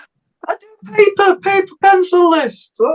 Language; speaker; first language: English; native; English